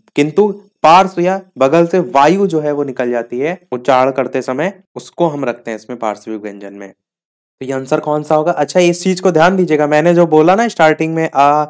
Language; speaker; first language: Hindi; native; Hindi